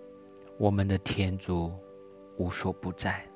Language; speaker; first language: Chinese; native; Chinese